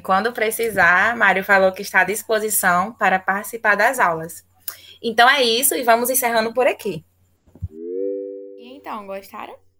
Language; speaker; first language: Portuguese; native; Portuguese